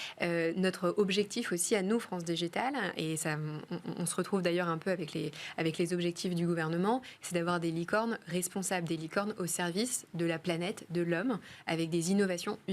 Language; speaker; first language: French; native; French